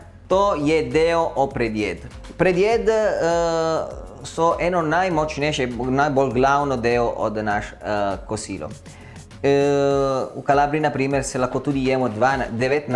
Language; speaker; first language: Slovenian; non-native, learner; Italian